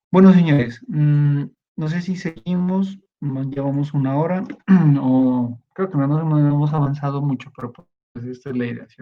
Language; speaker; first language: Spanish; native; Spanish